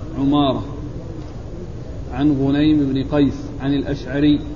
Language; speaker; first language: Arabic; native; Arabic